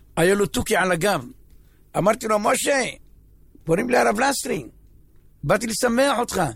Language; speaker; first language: Hebrew; native; Hebrew